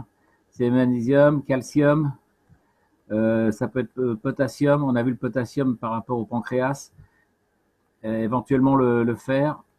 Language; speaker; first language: French; native; French